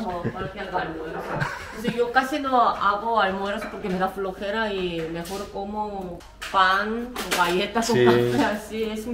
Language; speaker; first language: Spanish; non-native, fluent; Korean